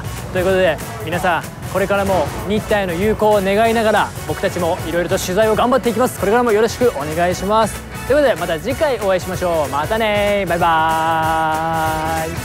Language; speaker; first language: Japanese; native; Japanese